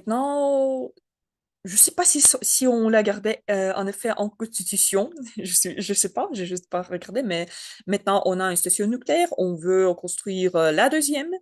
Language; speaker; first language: French; non-native, learner; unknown